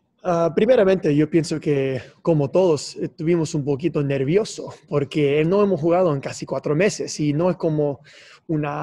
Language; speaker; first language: Spanish; non-native, fluent; English